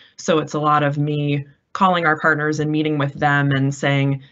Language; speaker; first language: English; native; English